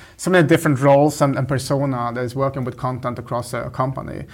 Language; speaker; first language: English; non-native, fluent; Swedish